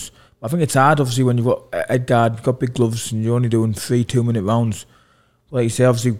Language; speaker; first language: English; native; English